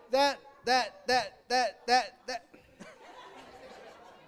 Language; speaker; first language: English; native; English